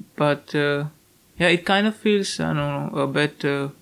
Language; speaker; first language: English; non-native, local second language; Hindi